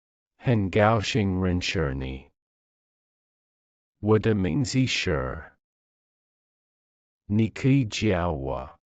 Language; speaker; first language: Chinese; non-native, fluent; English